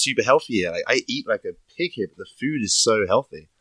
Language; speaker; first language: English; native; English